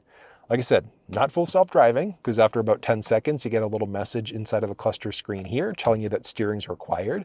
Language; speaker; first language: English; native; English